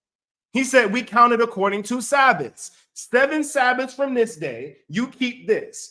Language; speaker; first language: English; native; English